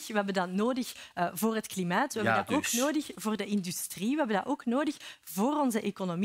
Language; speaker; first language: Dutch; native; Dutch